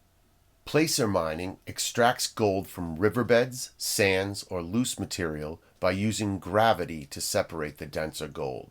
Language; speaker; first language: English; native; English